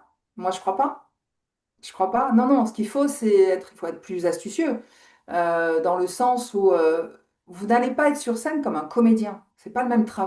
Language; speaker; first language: French; native; French